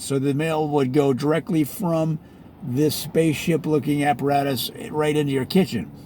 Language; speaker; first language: English; native; English